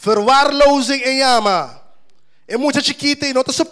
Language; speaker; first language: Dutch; non-native, local second language; Papiamento